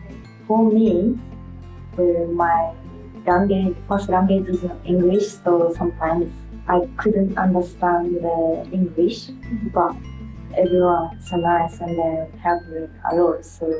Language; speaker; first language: English; non-native, learner; Japanese